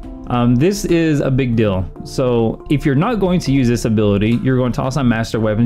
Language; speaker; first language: English; native; English